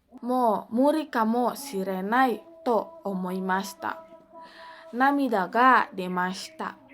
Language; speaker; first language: Japanese; non-native, learner; Indonesian